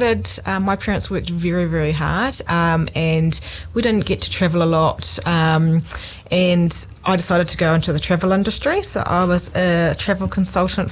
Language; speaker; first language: English; native; English